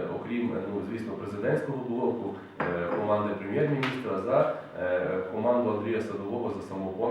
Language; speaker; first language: Ukrainian; native; Ukrainian